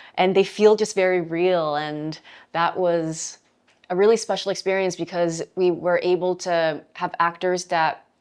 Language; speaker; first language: English; native; English